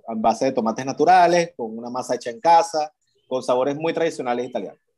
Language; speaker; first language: Spanish; native; Spanish